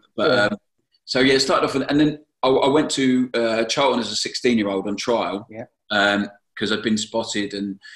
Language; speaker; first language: English; native; English